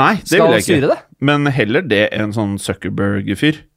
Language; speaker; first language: Norwegian; native; Norwegian